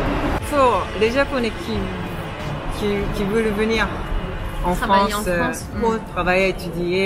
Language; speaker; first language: French; non-native, fluent; Japanese